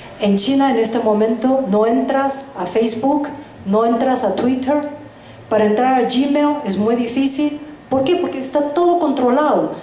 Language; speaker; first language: Spanish; early bilingual, other home language; Chinese